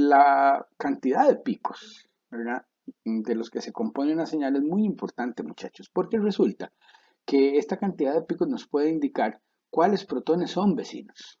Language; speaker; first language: Spanish; native; Spanish